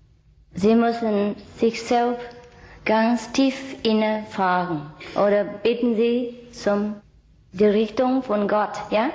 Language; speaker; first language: German; non-native, learner; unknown